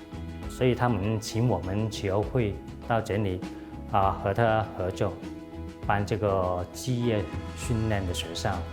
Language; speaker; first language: Chinese; non-native, local second language; Cantonese